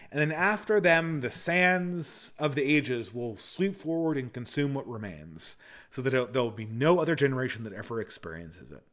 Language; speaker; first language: English; native; English